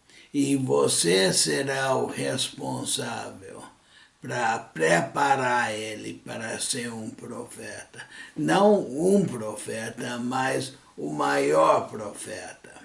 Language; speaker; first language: Portuguese; non-native, fluent; English